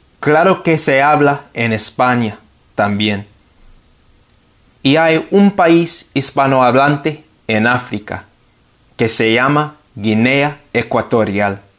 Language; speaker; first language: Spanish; non-native, fluent; English